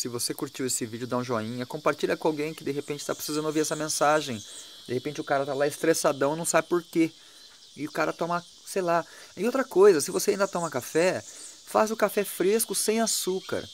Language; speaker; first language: Portuguese; native; Portuguese